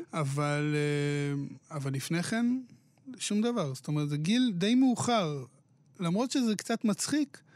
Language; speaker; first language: Hebrew; native; Hebrew